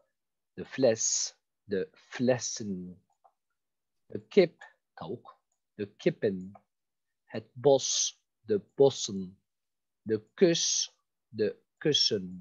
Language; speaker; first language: Dutch; non-native, fluent; Turkish